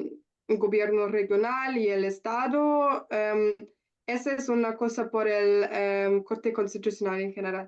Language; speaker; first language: Spanish; non-native, learner; German